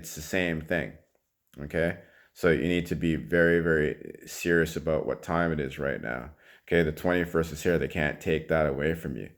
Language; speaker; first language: English; native; English